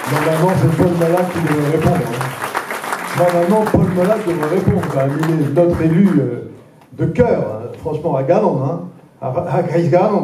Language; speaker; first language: French; native; French